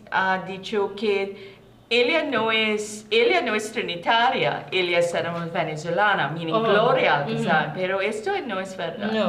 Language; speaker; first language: Spanish; non-native, learner; English